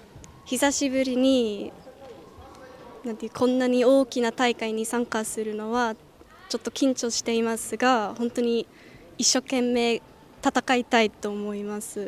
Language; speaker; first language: Japanese; non-native, fluent; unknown